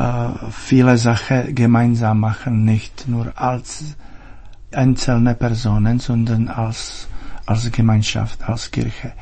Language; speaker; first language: German; non-native, fluent; Czech